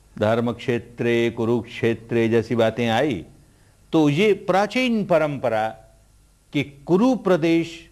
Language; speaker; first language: Hindi; early bilingual, heritage; Hindi